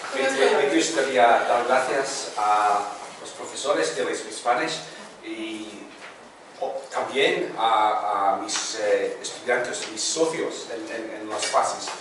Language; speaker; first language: Spanish; non-native, learner; English